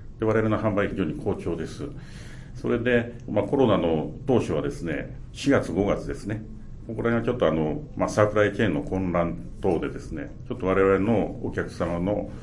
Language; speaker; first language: Japanese; native; Japanese